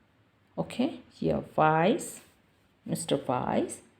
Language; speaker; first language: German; non-native, learner; Bangla